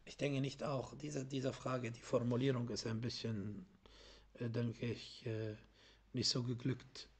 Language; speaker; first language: German; non-native, fluent; Arabic